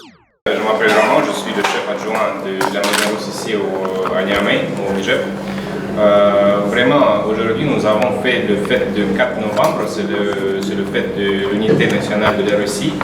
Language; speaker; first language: French; non-native, learner; Russian